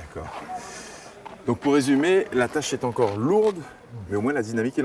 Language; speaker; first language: French; native; French